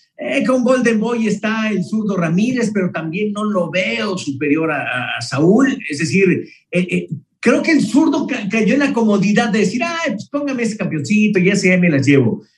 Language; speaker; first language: Spanish; native; Spanish